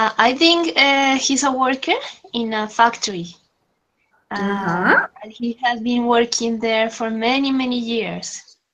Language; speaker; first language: English; non-native, learner; Spanish